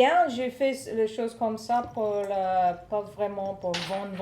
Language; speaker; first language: French; non-native, learner; English